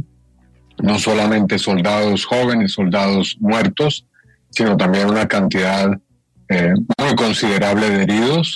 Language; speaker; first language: Spanish; native; Spanish